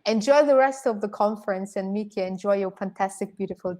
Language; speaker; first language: English; non-native, fluent; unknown